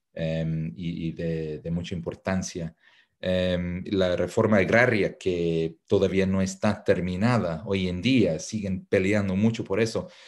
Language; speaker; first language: Spanish; non-native, fluent; English